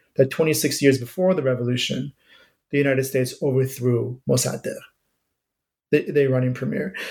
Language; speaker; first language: English; early bilingual, other home language; Persian